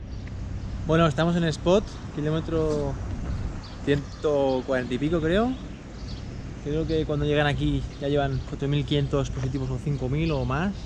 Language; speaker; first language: Spanish; non-native, local second language; Catalan